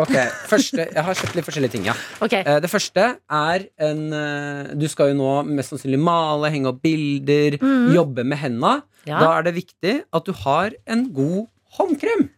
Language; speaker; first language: Norwegian; native; Norwegian